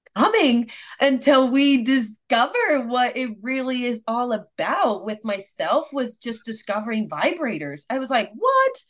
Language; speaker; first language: English; non-native, fluent; Spanish